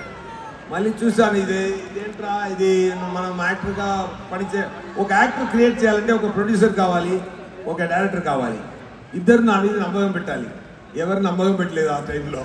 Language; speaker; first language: Telugu; non-native, learner; Tamil